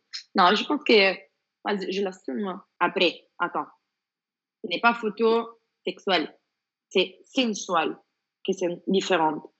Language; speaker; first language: French; non-native, fluent; Spanish